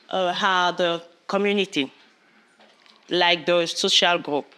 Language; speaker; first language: English; non-native, learner; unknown